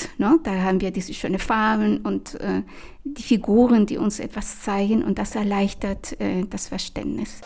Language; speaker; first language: German; non-native, fluent; Spanish